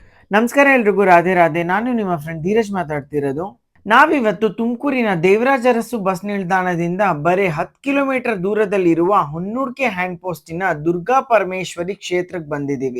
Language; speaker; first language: Kannada; native; Kannada